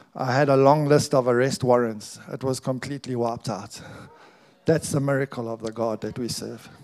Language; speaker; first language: English; native; English